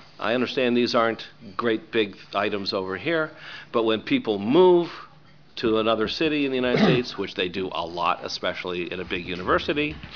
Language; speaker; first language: English; native; English